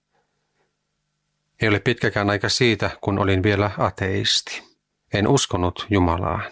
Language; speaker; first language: Finnish; native; Finnish